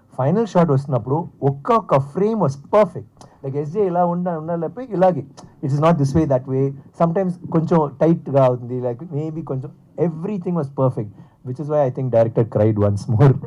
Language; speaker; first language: Telugu; non-native, fluent; Tamil